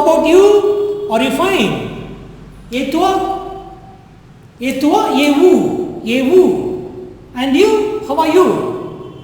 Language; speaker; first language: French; non-native, fluent; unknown